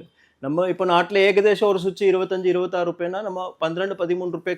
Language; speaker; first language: Malayalam; non-native, local second language; Tamil